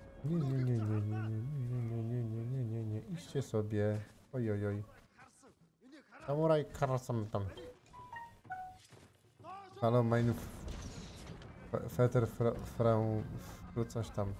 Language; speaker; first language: Polish; native; Polish